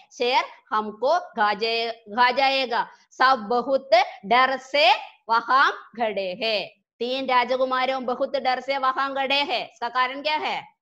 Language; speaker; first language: Hindi; non-native, local second language; Malayalam